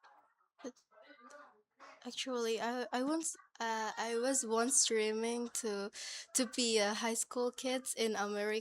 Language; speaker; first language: English; non-native, learner; Indonesian